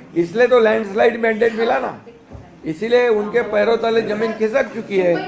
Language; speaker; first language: Hindi; non-native, local second language; Marathi